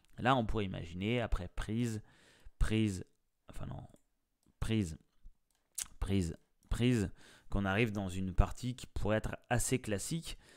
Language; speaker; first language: French; native; French